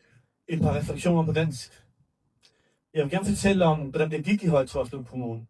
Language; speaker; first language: Danish; early bilingual, other home language; Urdu